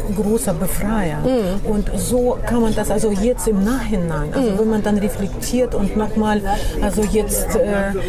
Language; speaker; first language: German; non-native, fluent; Russian